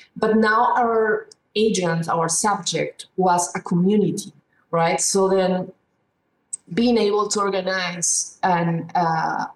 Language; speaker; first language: English; non-native, fluent; Spanish